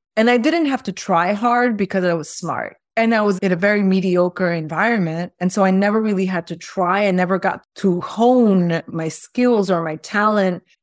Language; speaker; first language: English; early bilingual, other home language; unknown